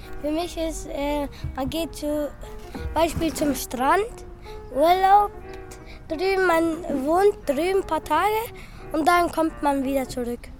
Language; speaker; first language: German; early bilingual, other home language; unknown